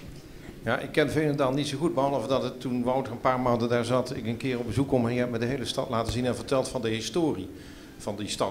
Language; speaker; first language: Dutch; native; Dutch